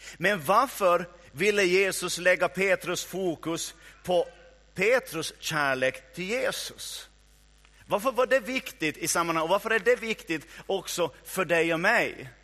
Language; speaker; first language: Swedish; native; Swedish